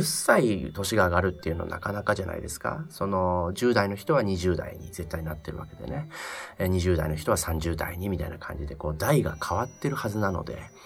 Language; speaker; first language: Japanese; native; Japanese